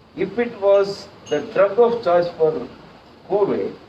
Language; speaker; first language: English; non-native, local second language; Kannada